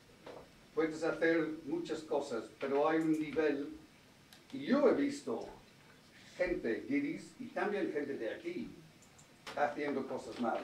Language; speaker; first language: Spanish; non-native, fluent; English